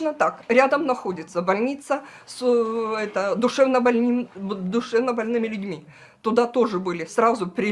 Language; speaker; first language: Russian; native; Russian